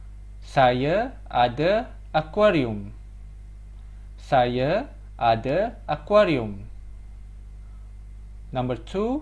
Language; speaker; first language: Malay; non-native, fluent; Korean